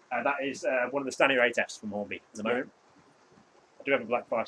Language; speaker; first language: English; native; English